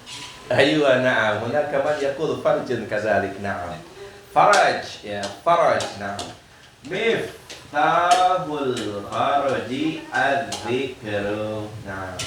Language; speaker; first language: Arabic; non-native, fluent; Indonesian